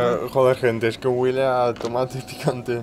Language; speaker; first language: Spanish; native; Spanish